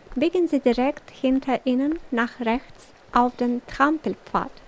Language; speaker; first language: German; non-native, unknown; Russian